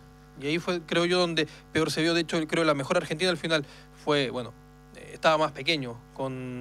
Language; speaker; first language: Spanish; native; Spanish